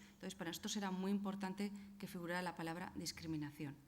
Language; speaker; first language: Spanish; non-native, local second language; Basque